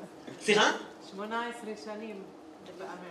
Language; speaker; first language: Hebrew; non-native, local second language; Arabic